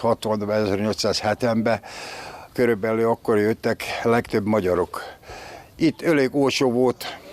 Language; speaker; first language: Hungarian; early bilingual, heritage; Hungarian